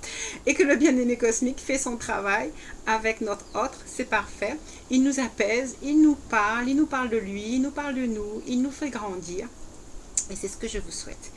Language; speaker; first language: French; native; French